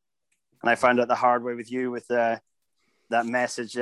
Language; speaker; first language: English; native; English